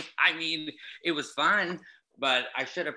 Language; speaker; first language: English; native; English